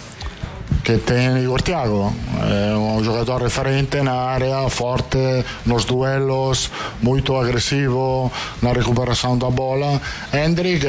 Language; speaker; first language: Spanish; non-native, fluent; Italian